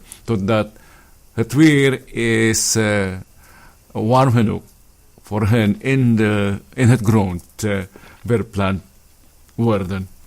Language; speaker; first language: Dutch; non-native, fluent; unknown